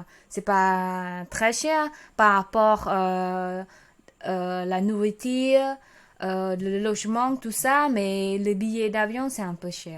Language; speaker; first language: French; non-native, learner; Khmer